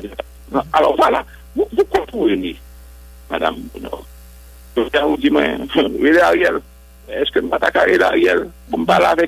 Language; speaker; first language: French; non-native, local second language; Haitian Creole